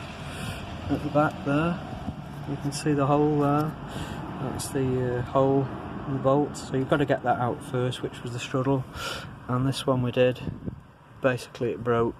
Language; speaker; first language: English; native; English